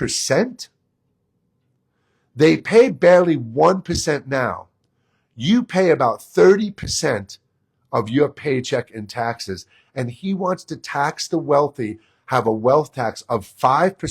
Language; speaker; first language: English; native; English